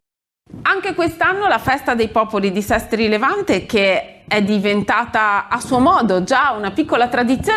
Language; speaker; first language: Italian; native; Italian